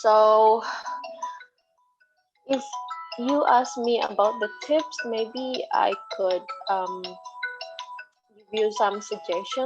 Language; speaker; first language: English; non-native, fluent; Indonesian